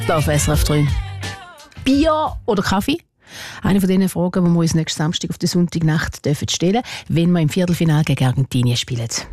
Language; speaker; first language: German; native; German